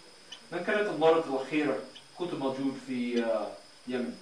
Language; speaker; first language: Arabic; non-native, learner; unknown